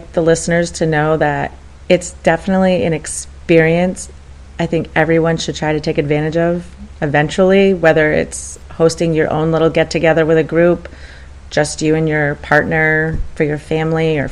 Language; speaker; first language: English; native; English